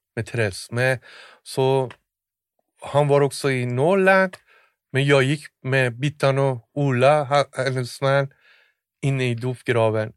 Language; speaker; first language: Swedish; non-native, fluent; Persian